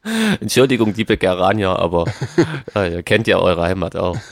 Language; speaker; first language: German; native; German